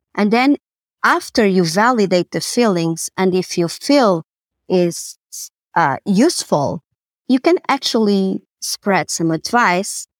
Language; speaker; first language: English; non-native, fluent; Portuguese